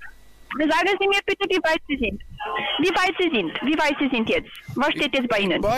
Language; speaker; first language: German; non-native, learner; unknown